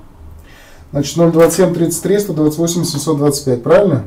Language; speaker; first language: Russian; native; Russian